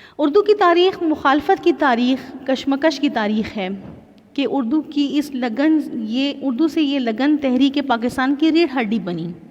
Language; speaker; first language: Urdu; non-native, local second language; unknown